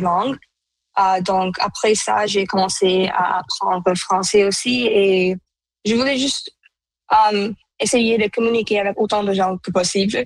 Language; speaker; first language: French; non-native, local second language; Punjabi